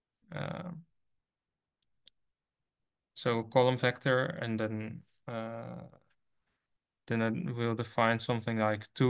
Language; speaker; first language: English; non-native, fluent; Dutch